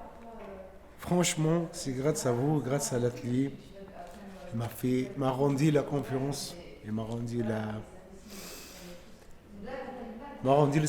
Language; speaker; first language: French; non-native, learner; Arabic